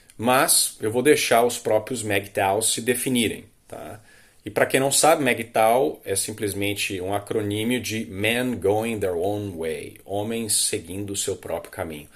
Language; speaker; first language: Portuguese; native; Portuguese